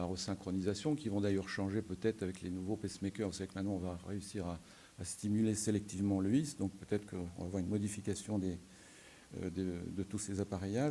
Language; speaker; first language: French; native; French